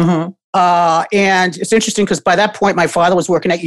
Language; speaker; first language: English; native; English